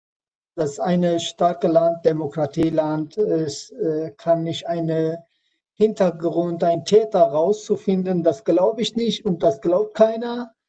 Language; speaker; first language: German; non-native, learner; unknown